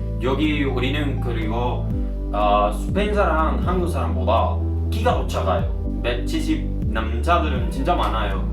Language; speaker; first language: Korean; non-native, learner; Spanish